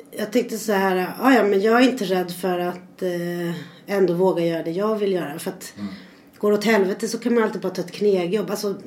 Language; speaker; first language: Swedish; early bilingual, other home language; Spanish